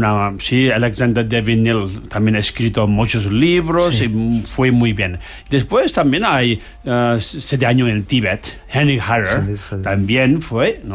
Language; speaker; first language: Spanish; non-native, learner; Tibetan